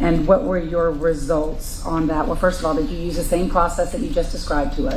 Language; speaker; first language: English; native; English